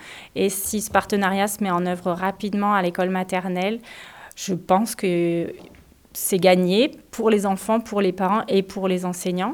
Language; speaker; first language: French; native; French